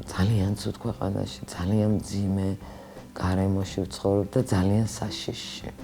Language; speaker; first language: Georgian; native; Georgian